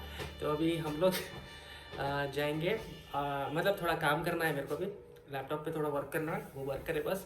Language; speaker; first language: Hindi; non-native, local second language; Bangla